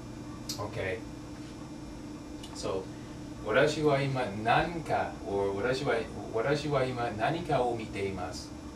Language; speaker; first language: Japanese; non-native, learner; English